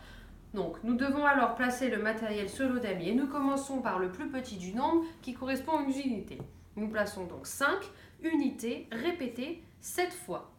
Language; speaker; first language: French; native; French